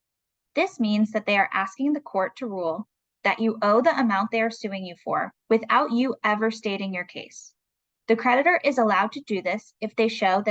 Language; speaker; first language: English; native; English